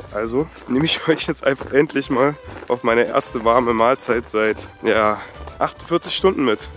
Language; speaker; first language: German; native; German